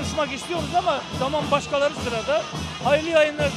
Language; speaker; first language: Turkish; native; Turkish